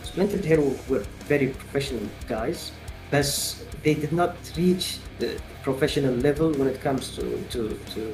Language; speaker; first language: English; non-native, fluent; Arabic